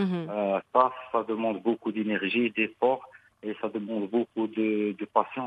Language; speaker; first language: French; non-native, local second language; Arabic